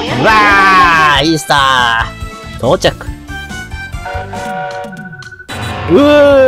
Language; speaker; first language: Japanese; native; Japanese